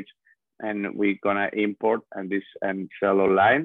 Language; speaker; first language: English; non-native, fluent; Spanish